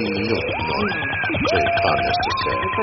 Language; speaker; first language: French; non-native, learner; English